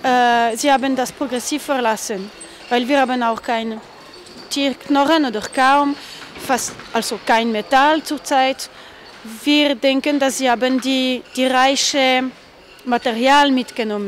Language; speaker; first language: German; non-native, fluent; French